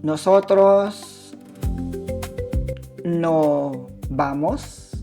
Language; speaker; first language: Spanish; non-native, learner; Filipino